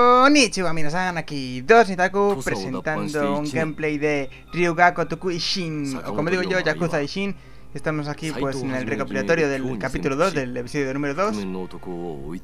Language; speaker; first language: Spanish; native; Spanish